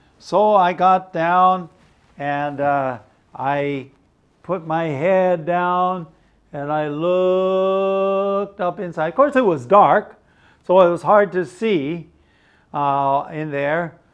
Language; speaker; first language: English; native; English